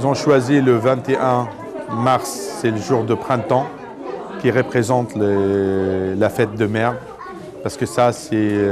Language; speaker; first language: French; non-native, learner; Arabic